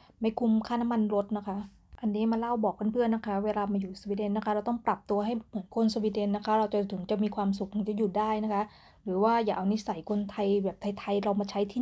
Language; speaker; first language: Thai; native; Thai